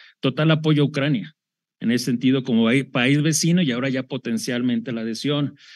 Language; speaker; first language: Spanish; native; Spanish